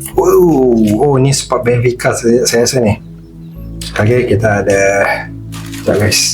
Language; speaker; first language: Malay; native; Malay